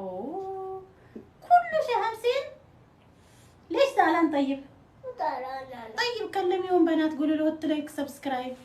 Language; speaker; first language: Arabic; non-native, fluent; Amharic